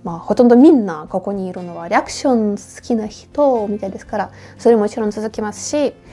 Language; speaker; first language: Japanese; non-native, fluent; Norwegian